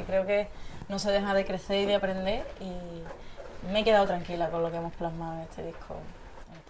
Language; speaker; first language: Spanish; native; Spanish